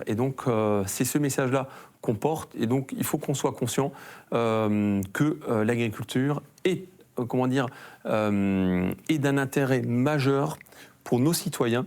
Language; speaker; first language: French; native; French